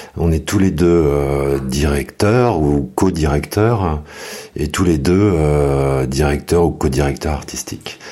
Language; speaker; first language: French; native; French